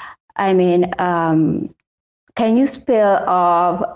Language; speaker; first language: English; non-native, learner; Indonesian